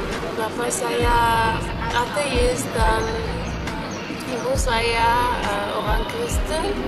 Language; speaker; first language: Indonesian; non-native, fluent; Dutch